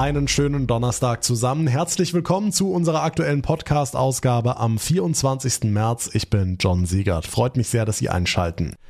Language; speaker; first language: German; native; German